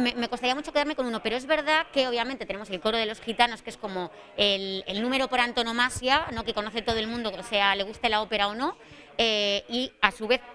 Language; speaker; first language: Spanish; native; Spanish